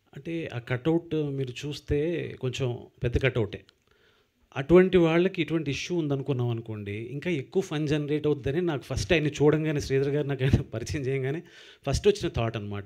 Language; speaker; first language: Telugu; native; Telugu